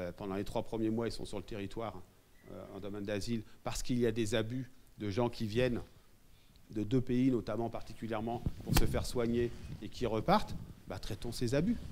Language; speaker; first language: French; native; French